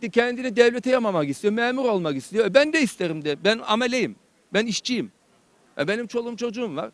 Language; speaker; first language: Turkish; early bilingual, heritage; Turkish